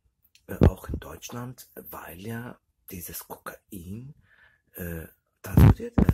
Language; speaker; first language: German; early bilingual, other home language; Turkish